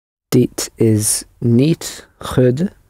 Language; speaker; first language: Dutch; non-native, learner; English